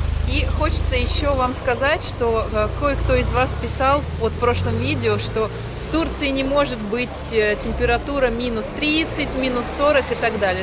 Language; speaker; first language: Russian; native; Russian